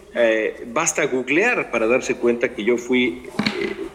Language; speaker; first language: Spanish; native; Spanish